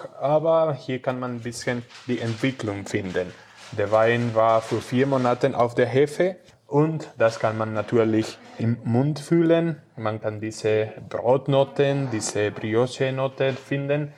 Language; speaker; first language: German; non-native, learner; Spanish